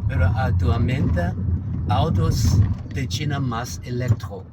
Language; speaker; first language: Spanish; non-native, learner; Chinese